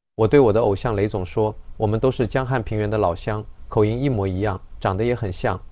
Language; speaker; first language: Chinese; native; Chinese